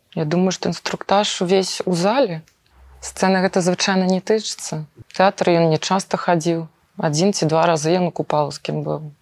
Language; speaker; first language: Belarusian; native; Belarusian